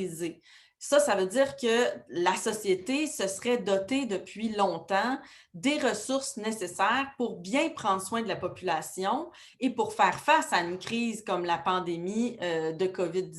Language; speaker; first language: French; native; French